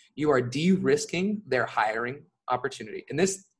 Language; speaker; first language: English; native; English